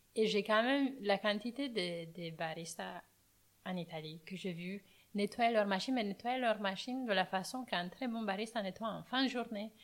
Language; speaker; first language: French; non-native, fluent; Romanian